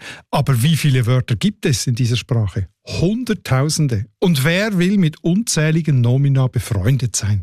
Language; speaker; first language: German; native; German